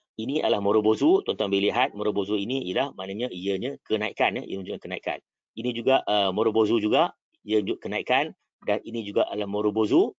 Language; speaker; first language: Malay; native; Malay